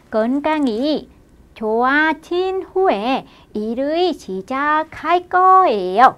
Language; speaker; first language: Korean; non-native, fluent; Vietnamese